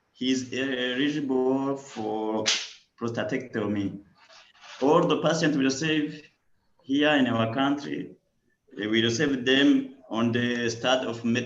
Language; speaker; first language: English; non-native, learner; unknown